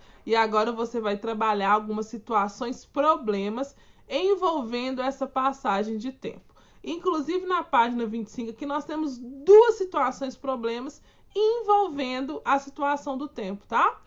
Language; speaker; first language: Portuguese; native; Portuguese